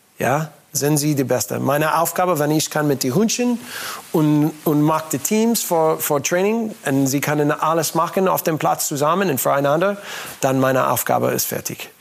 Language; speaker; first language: German; non-native, learner; English